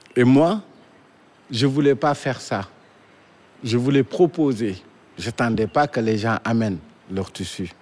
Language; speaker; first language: French; non-native, local second language; Wolof